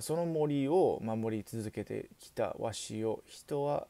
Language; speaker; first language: Japanese; non-native, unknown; English